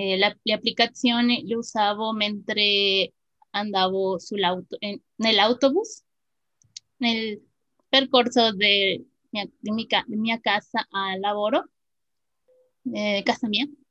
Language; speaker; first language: Italian; non-native, fluent; Spanish